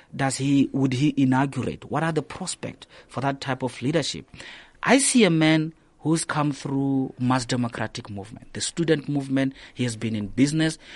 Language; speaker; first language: English; non-native, local second language; Northern Sotho